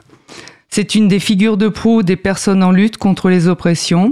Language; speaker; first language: French; native; French